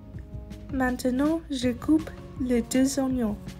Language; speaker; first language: French; non-native, learner; English